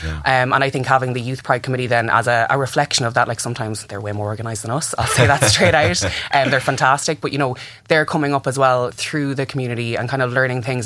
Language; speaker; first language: English; native; English